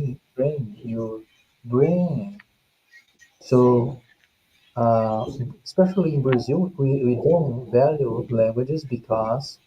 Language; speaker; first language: English; non-native, fluent; Portuguese